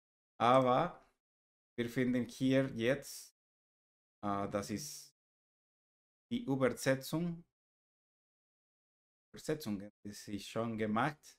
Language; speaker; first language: German; non-native, learner; Spanish